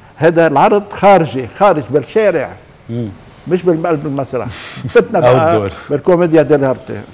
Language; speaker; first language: Arabic; native; Arabic